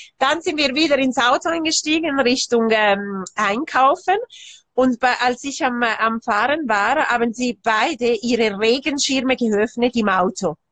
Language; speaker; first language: German; non-native, local second language; Italian